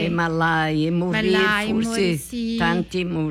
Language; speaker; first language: Italian; early bilingual, heritage; Portuguese